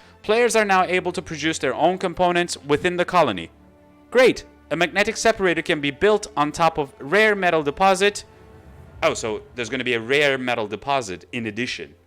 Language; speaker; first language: English; non-native, fluent; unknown